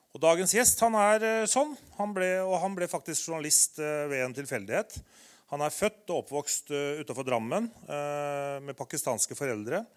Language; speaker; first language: Norwegian; native; Norwegian